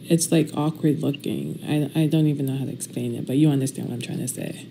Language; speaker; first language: English; native; English